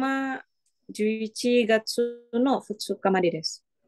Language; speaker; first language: Japanese; non-native, learner; Indonesian